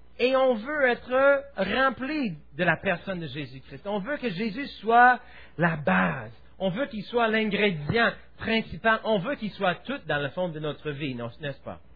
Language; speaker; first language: French; native; French